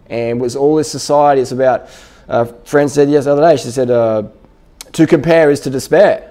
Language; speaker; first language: English; native; English